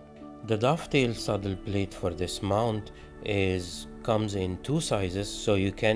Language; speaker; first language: English; non-native, fluent; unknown